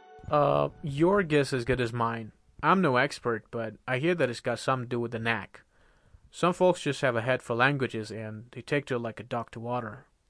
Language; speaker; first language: English; non-native, fluent; Persian